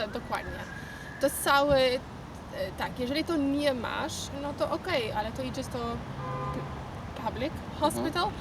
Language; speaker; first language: Polish; non-native, learner; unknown